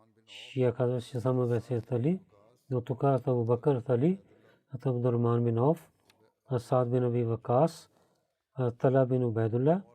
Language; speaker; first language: Bulgarian; non-native, learner; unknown